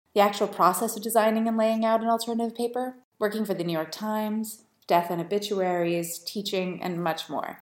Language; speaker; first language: English; native; English